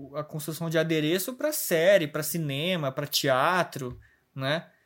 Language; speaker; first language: Portuguese; native; Portuguese